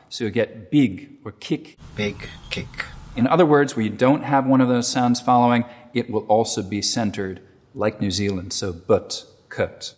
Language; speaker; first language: English; native; English